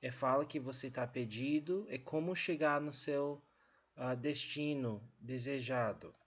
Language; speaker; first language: Portuguese; non-native, learner; English